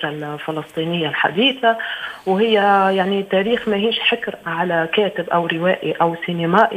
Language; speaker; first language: Arabic; native; Arabic